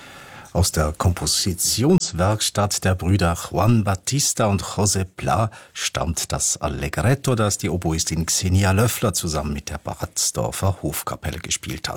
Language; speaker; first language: German; native; German